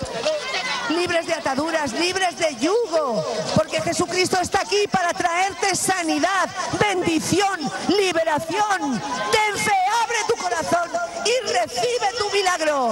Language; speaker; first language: Spanish; native; Spanish